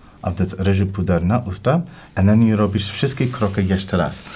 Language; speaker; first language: Polish; non-native, learner; English